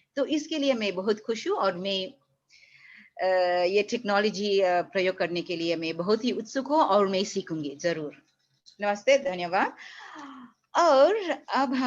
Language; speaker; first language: Hindi; non-native, fluent; English